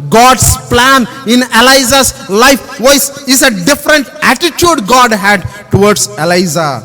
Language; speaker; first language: English; non-native, local second language; Telugu